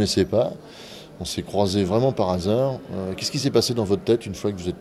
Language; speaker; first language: French; native; French